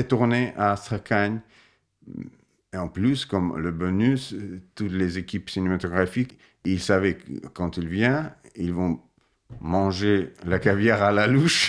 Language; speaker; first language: French; non-native, fluent; Russian